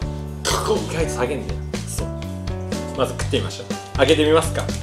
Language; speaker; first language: Japanese; native; Japanese